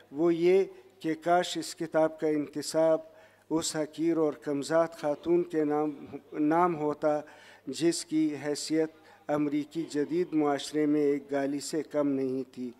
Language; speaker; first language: Urdu; non-native, local second language; Pashto